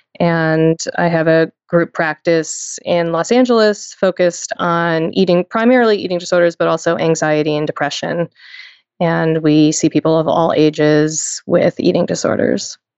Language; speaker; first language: English; native; English